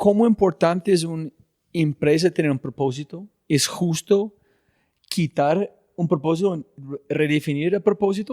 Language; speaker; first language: Spanish; non-native, fluent; English